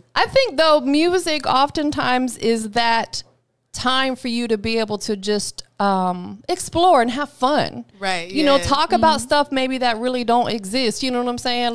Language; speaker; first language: English; native; English